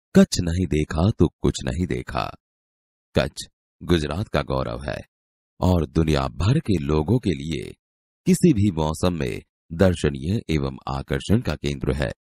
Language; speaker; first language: Hindi; non-native, local second language; Gujarati